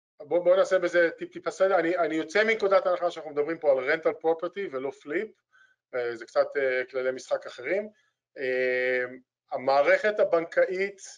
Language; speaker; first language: Hebrew; native; Hebrew